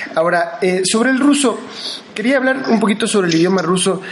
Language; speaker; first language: Spanish; native; Spanish